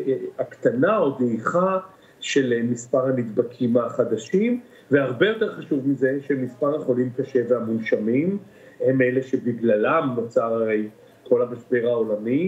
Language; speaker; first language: Hebrew; native; Hebrew